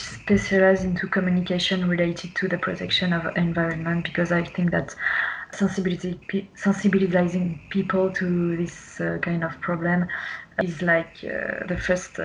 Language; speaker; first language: English; non-native, fluent; French